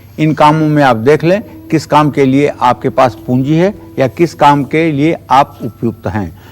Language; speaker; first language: Hindi; native; Hindi